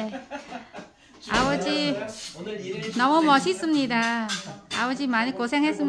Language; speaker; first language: Korean; non-native, learner; Vietnamese